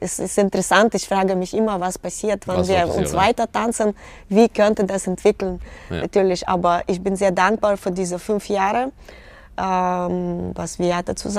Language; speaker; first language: German; non-native, fluent; Russian